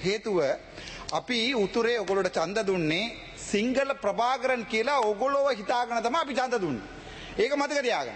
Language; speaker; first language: Sinhala; non-native, local second language; Tamil